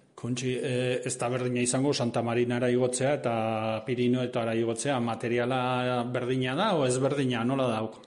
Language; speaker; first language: Basque; native; Basque